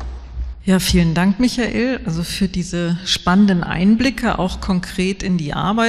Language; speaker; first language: German; native; German